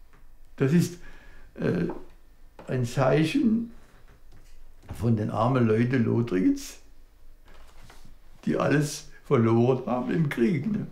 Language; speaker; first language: German; non-native, local second language; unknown